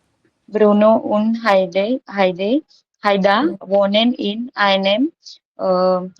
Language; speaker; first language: German; non-native, learner; Hindi